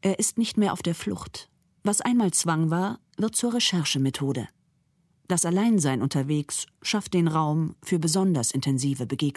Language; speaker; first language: German; native; German